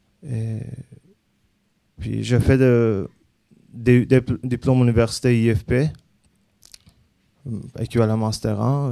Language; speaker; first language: French; non-native, learner; Azerbaijani